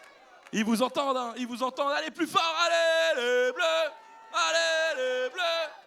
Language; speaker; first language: French; native; French